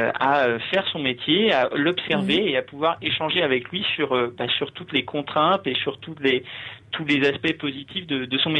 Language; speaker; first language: French; native; French